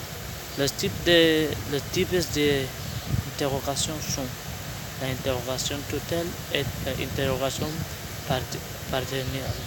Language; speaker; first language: French; non-native, learner; Spanish